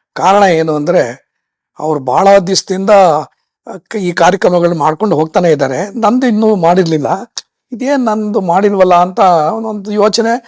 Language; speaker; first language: Kannada; native; Kannada